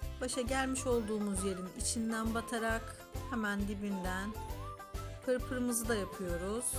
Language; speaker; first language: Turkish; native; Turkish